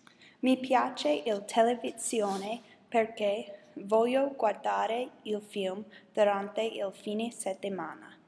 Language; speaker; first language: Italian; non-native, learner; English